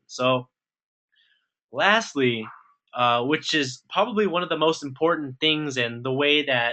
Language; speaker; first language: English; native; English